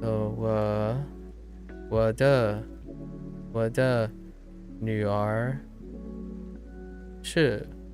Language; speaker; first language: Chinese; non-native, learner; English